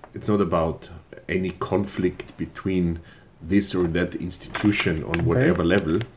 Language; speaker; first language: English; non-native, fluent; German